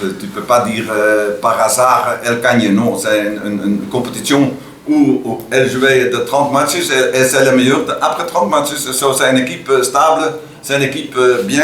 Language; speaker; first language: French; non-native, learner; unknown